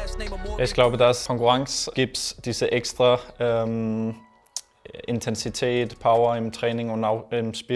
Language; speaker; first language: German; non-native, learner; Danish